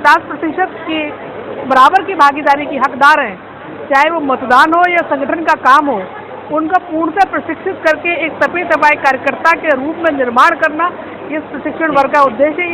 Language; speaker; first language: Hindi; native; Hindi